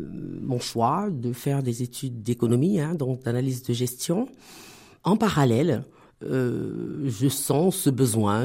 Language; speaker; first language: French; native; French